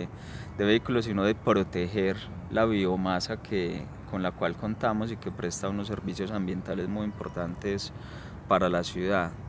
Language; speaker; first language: Spanish; native; Spanish